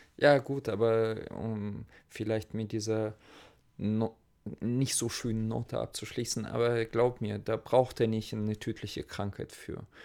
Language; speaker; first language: German; non-native, fluent; Russian